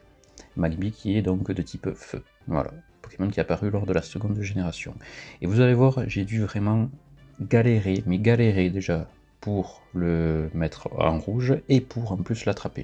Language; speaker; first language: French; native; French